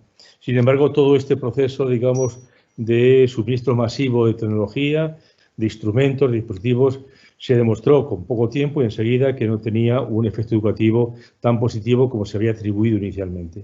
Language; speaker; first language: Spanish; native; Spanish